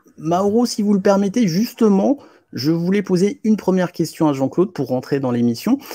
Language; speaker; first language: French; native; French